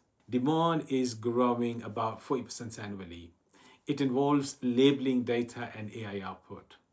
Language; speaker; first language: English; non-native, fluent; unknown